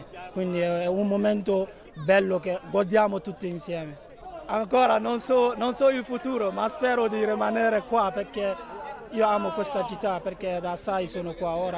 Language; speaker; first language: Italian; non-native, fluent; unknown